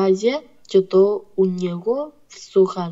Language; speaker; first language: Russian; non-native, learner; Vietnamese